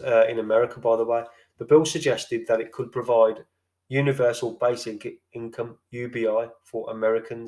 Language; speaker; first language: English; native; English